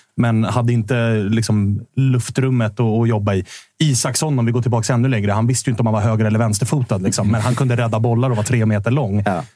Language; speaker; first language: Swedish; native; Swedish